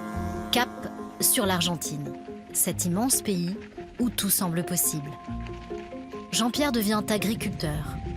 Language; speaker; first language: French; native; French